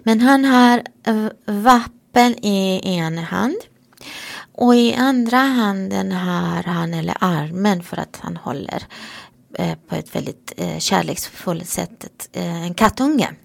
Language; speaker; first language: Swedish; non-native, fluent; Romanian